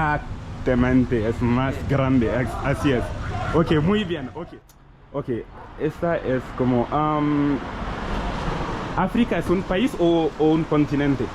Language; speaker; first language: Spanish; non-native, local second language; French